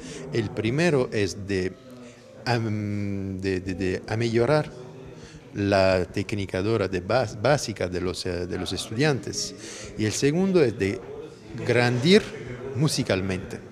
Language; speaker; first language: Spanish; non-native, fluent; Italian